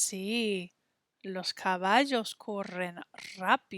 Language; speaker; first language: Spanish; non-native, fluent; English